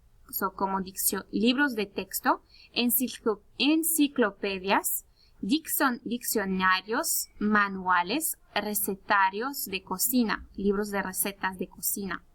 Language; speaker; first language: Spanish; early bilingual, heritage; Spanish